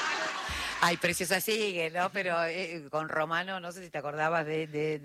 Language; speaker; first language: Spanish; native; Spanish